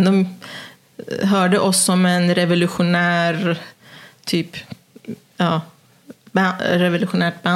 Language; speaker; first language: Swedish; non-native, fluent; Persian